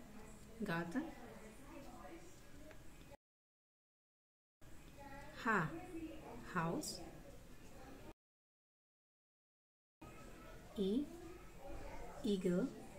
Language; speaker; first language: Indonesian; native; Indonesian